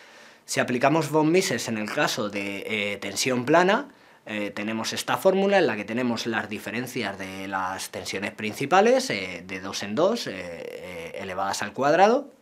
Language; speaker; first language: Spanish; native; Spanish